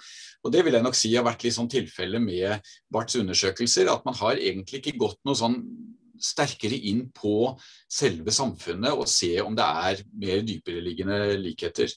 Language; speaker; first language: Norwegian; native; Norwegian